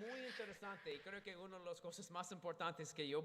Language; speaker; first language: Spanish; non-native, fluent; English